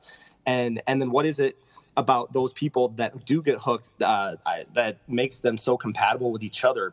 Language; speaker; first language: English; native; English